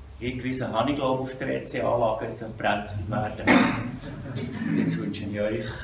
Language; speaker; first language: German; native; German